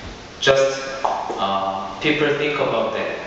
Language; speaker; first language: English; non-native, learner; Korean